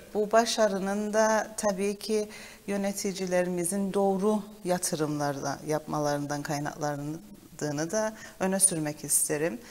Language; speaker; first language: Turkish; early bilingual, heritage; Turkish